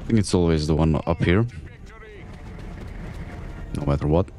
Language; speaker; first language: English; native; English